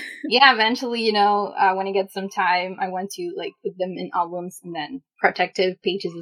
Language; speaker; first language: English; non-native, fluent; Spanish